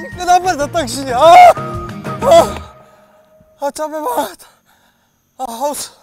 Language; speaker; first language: Indonesian; non-native, learner; Korean